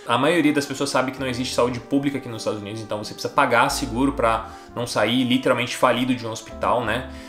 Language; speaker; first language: Portuguese; native; Portuguese